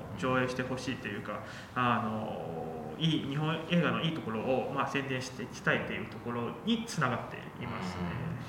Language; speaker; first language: Japanese; non-native, fluent; Chinese